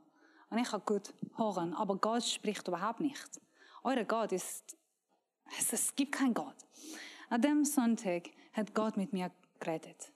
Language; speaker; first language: German; non-native, learner; Persian